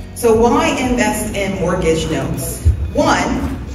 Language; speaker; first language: English; native; English